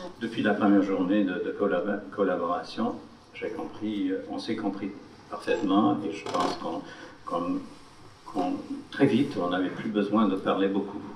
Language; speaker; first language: French; non-native, fluent; English